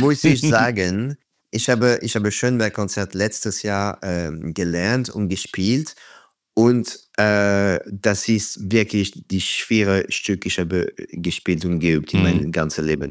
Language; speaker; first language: German; non-native, fluent; French